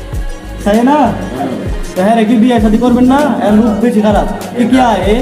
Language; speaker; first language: Hindi; non-native, learner; Bangla